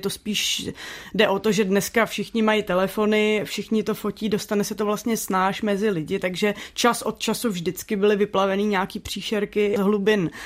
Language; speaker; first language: Czech; native; Czech